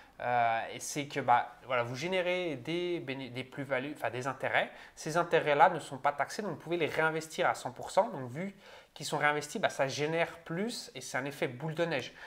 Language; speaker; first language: French; native; French